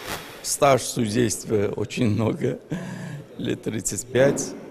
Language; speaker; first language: Russian; non-native, fluent; Armenian